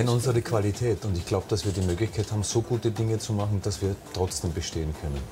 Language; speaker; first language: German; native; German